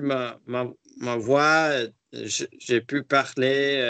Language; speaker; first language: French; non-native, learner; English